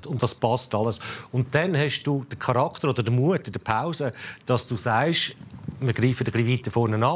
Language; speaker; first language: German; native; German